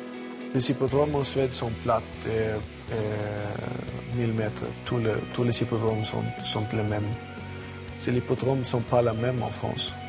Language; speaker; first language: French; non-native, learner; Swedish